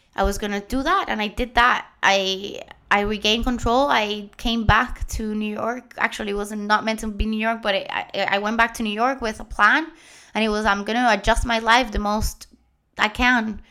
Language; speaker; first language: English; non-native, fluent; Spanish